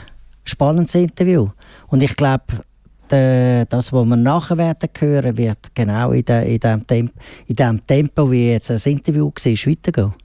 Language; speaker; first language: German; native; German